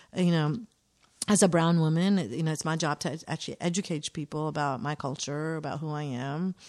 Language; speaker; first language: English; native; English